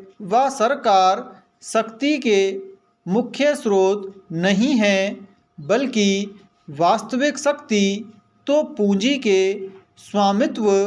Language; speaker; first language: Hindi; native; Hindi